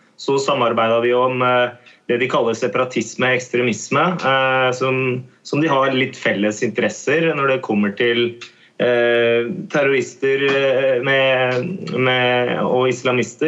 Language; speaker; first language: Norwegian; native; Norwegian